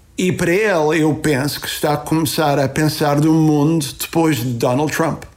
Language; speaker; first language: Portuguese; early bilingual, heritage; Portuguese